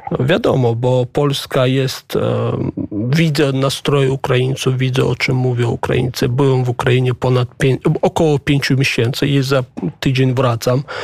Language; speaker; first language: Polish; non-native, fluent; Chechen